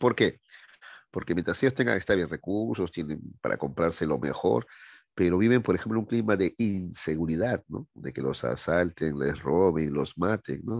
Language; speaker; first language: Spanish; native; Spanish